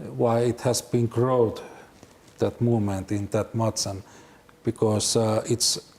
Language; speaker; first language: English; non-native, learner; Finnish